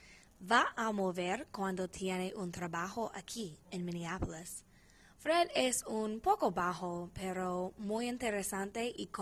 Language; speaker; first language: Spanish; non-native, learner; English